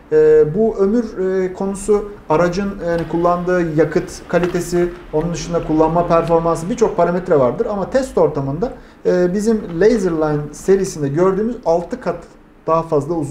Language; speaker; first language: Turkish; native; Turkish